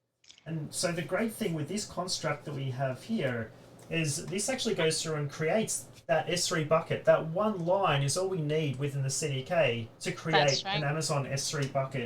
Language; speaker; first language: English; native; English